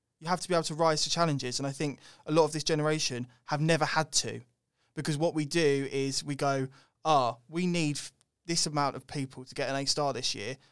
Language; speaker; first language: English; native; English